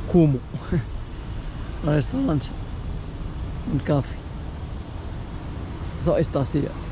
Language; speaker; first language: German; non-native, fluent; Arabic